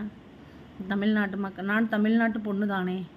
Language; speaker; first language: Tamil; non-native, learner; Malayalam